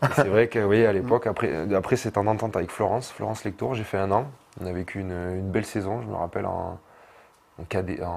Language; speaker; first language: French; native; French